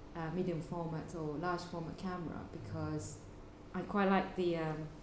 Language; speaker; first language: English; non-native, fluent; Japanese